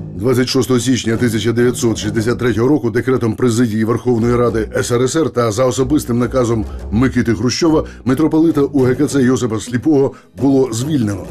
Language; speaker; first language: Ukrainian; native; Ukrainian